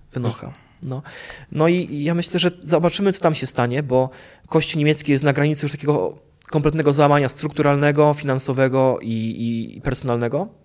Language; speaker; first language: Polish; native; Polish